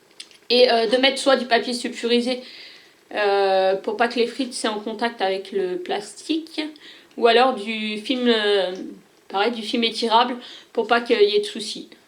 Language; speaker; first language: French; native; French